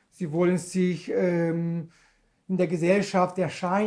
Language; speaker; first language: German; non-native, learner; Portuguese